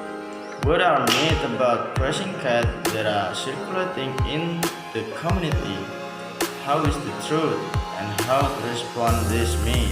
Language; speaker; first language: English; non-native, learner; Indonesian